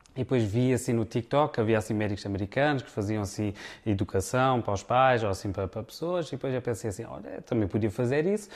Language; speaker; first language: Portuguese; early bilingual, heritage; Portuguese